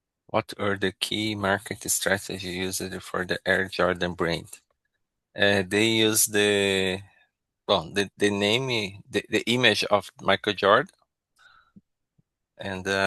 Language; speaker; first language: English; non-native, learner; Portuguese